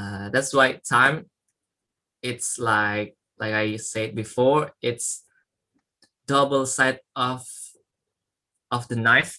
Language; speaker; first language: English; non-native, learner; Indonesian